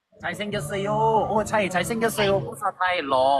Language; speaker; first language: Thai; non-native, learner; Korean